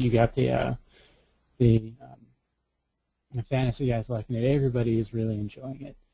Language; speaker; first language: English; native; English